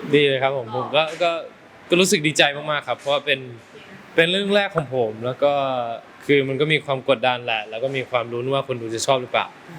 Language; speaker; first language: Thai; early bilingual, heritage; Thai